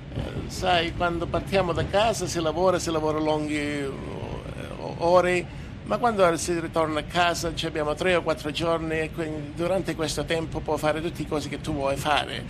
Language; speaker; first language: Italian; native; Italian